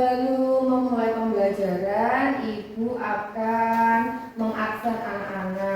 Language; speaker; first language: Malay; native; Malay